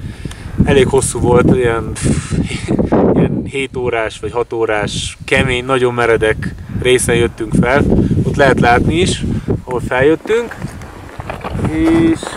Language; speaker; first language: Hungarian; native; Hungarian